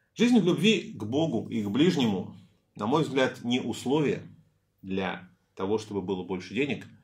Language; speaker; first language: Russian; native; Russian